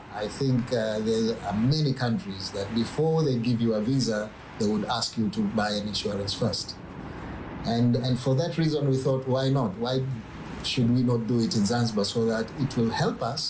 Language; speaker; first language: English; non-native, local second language; Swahili